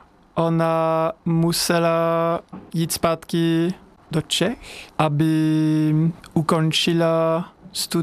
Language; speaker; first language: Czech; non-native, fluent; French